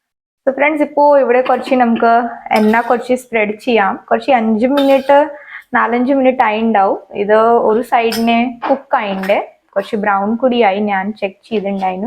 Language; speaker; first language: Malayalam; non-native, local second language; Hindi